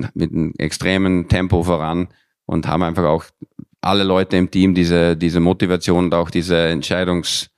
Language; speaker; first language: German; early bilingual, other home language; Dutch